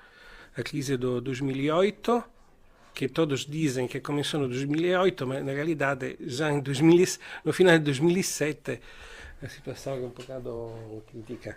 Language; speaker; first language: Portuguese; non-native, learner; Italian